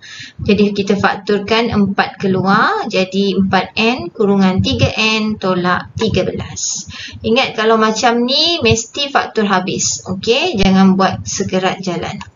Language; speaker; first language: Malay; native; Malay